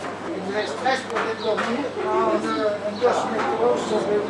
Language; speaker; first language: Spanish; non-native, learner; French